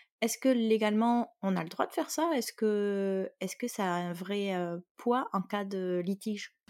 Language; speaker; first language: French; native; French